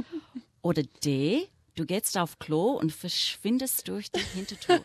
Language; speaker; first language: German; non-native, fluent; English